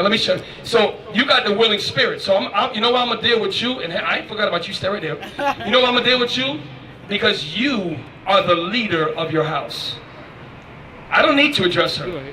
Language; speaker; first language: English; native; English